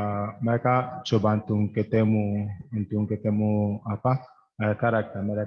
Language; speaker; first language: Indonesian; non-native, fluent; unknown